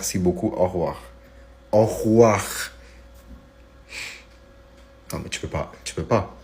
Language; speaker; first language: French; early bilingual, other home language; Albanian